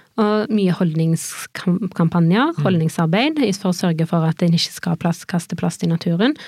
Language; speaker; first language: Norwegian; native; Norwegian